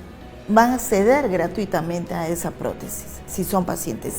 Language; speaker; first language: Spanish; native; Spanish